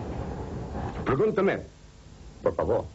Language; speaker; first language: Spanish; non-native, learner; English